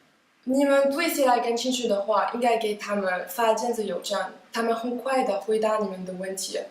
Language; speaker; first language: Chinese; non-native, fluent; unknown